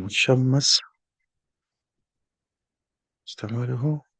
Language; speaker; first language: Arabic; non-native, fluent; French